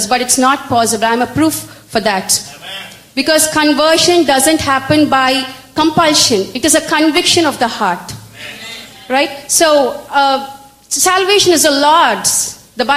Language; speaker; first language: English; non-native, local second language; Tamil